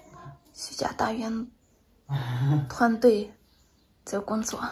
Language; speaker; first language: Chinese; non-native, fluent; Ukrainian